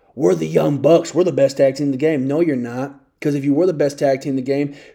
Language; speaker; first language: English; native; English